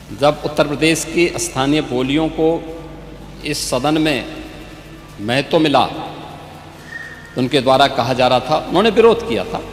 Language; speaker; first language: Hindi; native; Hindi